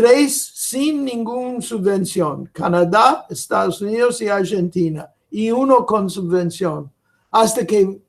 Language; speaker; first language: Spanish; non-native, fluent; English